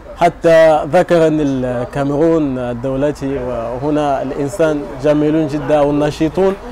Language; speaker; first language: Arabic; non-native, learner; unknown